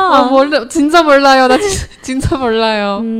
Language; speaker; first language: Korean; non-native, fluent; Chinese